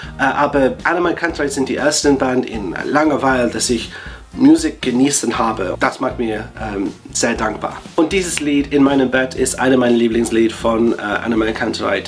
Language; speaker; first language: German; non-native, learner; English